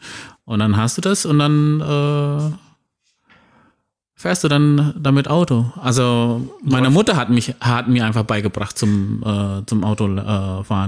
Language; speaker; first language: German; non-native, fluent; Indonesian